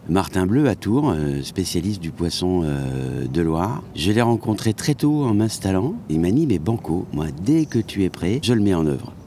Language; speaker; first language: French; native; French